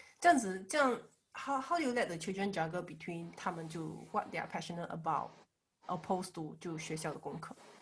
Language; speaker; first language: English; non-native, local second language; Chinese